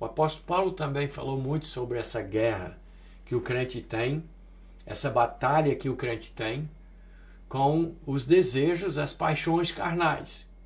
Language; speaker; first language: Portuguese; early bilingual, other home language; English